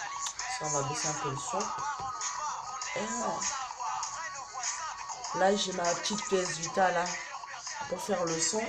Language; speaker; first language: French; native; French